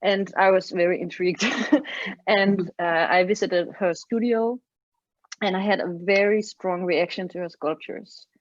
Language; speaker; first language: English; non-native, fluent; Danish